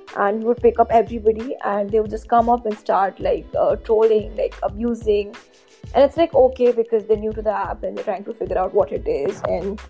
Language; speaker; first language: English; non-native, local second language; Hindi